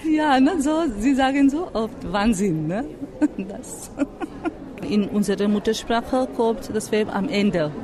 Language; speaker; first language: German; non-native, fluent; Marathi